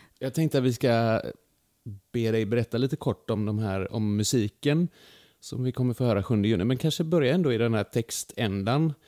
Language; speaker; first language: Swedish; native; Swedish